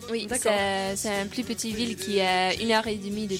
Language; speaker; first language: French; non-native, learner; English